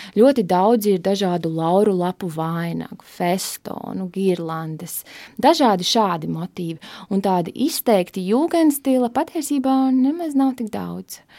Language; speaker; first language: Latvian; native; Latvian